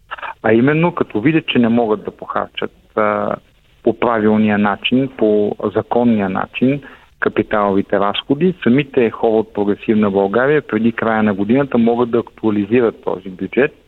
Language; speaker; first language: Bulgarian; native; Bulgarian